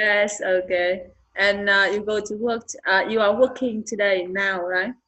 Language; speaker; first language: English; non-native, learner; Vietnamese